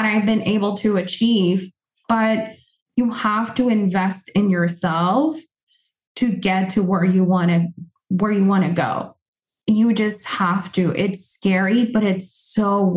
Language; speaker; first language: English; non-native, fluent; Spanish